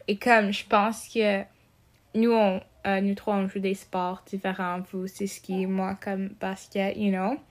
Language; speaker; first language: French; non-native, local second language; English